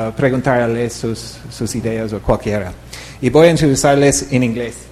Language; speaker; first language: Spanish; non-native, learner; English